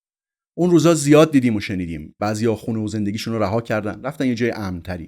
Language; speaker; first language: Persian; native; Persian